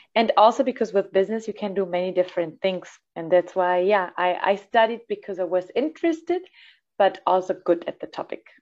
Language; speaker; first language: English; non-native, fluent; German